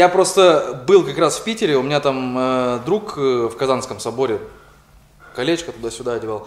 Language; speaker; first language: Russian; native; Russian